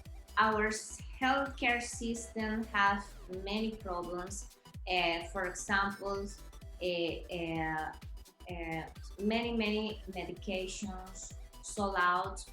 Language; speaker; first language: English; non-native, learner; Spanish